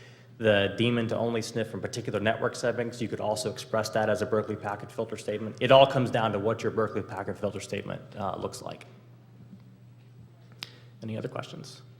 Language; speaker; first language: English; native; English